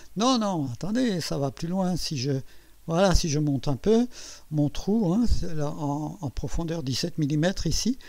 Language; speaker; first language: French; native; French